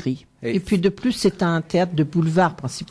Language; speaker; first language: French; native; French